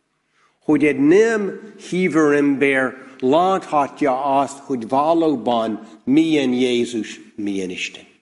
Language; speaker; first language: Hungarian; non-native, fluent; English